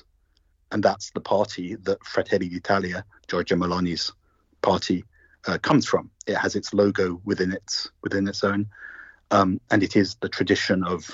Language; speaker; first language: English; native; English